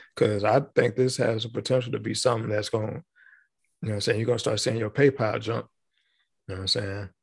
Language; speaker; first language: English; native; English